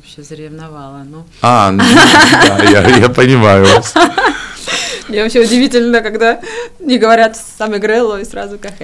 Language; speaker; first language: Russian; non-native, fluent; Georgian